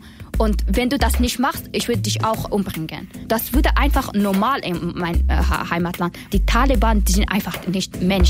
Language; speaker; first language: German; non-native, learner; Persian